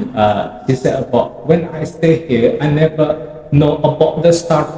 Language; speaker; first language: English; non-native, learner; Indonesian